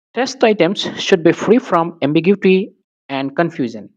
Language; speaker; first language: English; non-native, local second language; Assamese